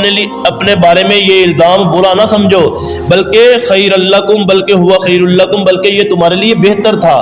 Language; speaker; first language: Urdu; native; Urdu